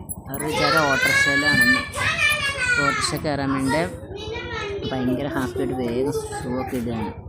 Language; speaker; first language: Malayalam; native; Malayalam